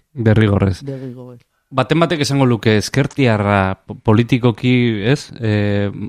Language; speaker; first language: Basque; native; Basque